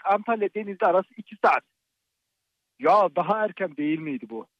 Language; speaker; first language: Turkish; native; Turkish